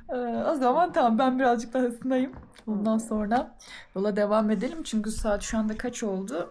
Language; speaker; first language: Turkish; native; Turkish